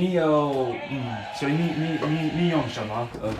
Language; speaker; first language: Chinese; non-native, learner; English